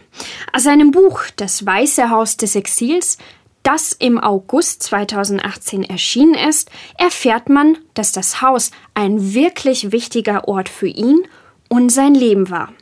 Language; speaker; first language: German; native; German